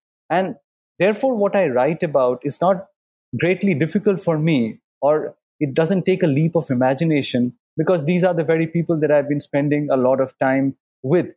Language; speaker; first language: English; non-native, local second language; Bangla